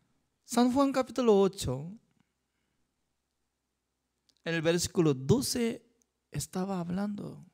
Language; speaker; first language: Spanish; non-native, fluent; Korean